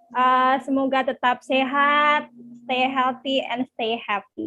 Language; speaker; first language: English; non-native, learner; Indonesian